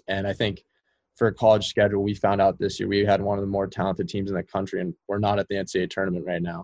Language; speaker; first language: English; native; English